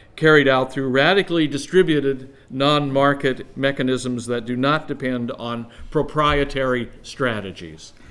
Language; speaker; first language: English; native; English